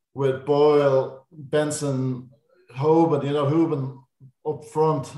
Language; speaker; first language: English; native; English